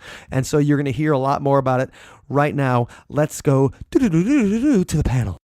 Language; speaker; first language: English; native; English